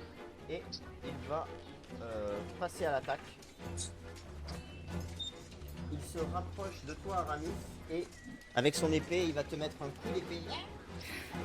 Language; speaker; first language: French; native; French